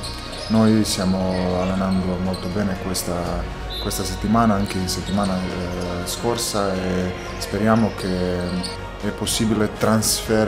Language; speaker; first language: Italian; non-native, fluent; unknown